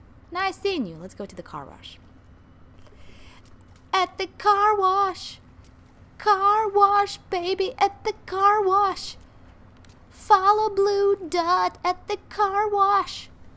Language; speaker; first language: English; non-native, fluent; Russian